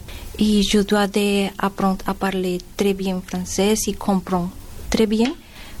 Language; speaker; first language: French; non-native, learner; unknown